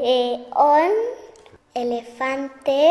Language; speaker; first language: Spanish; non-native, learner; English